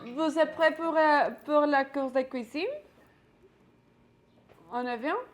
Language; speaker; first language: French; non-native, fluent; Spanish